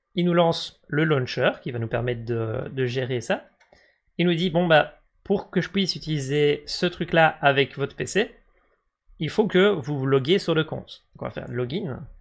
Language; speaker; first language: French; native; French